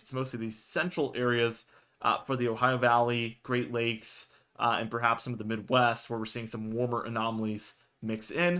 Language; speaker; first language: English; native; English